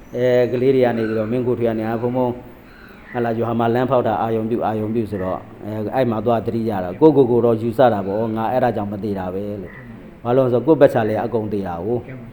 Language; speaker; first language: Burmese; native; Burmese